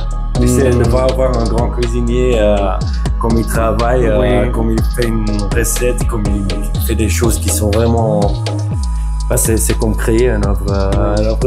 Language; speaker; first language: French; non-native, fluent; Dutch